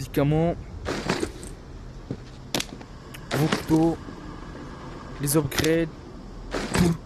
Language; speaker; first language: French; native; French